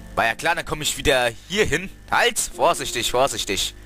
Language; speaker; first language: German; native; German